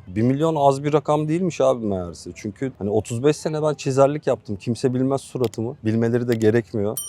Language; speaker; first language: Turkish; native; Turkish